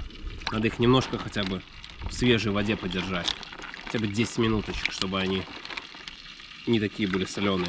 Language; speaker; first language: Russian; native; Russian